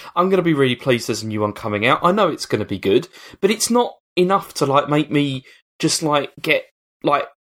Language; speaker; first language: English; native; English